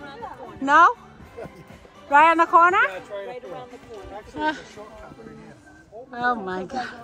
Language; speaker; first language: English; non-native, learner; Vietnamese